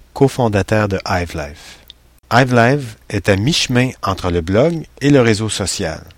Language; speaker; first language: French; native; French